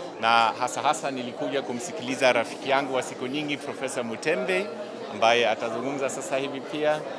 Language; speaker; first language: Swahili; non-native, fluent; German